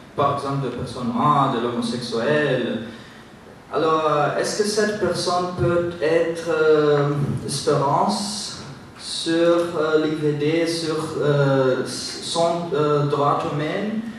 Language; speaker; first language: French; non-native, learner; Portuguese